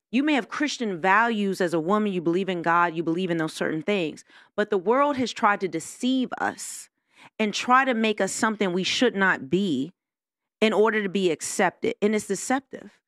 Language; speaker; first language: English; native; English